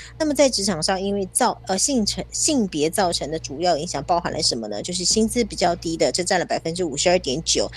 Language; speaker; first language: Chinese; native; Chinese